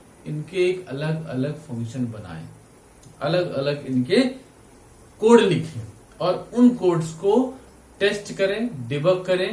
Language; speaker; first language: Hindi; native; Hindi